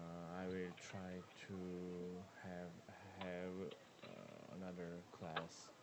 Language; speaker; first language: English; non-native, learner; Korean